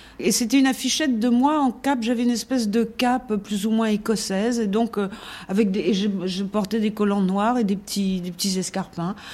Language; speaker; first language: French; native; French